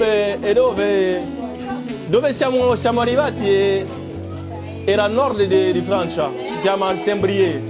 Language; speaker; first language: Italian; non-native, fluent; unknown